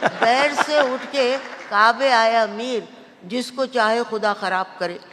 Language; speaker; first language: Urdu; native; Urdu